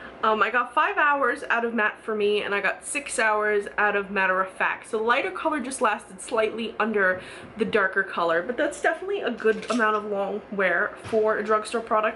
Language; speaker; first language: English; native; English